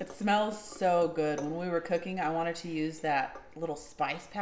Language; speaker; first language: English; native; English